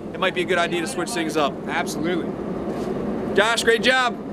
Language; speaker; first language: English; native; English